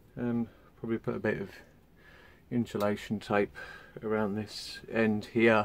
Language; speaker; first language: English; native; English